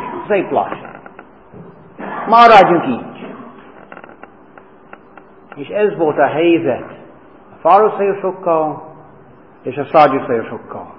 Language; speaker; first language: Hungarian; non-native, fluent; English